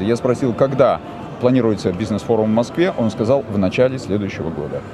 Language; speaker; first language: Russian; native; Russian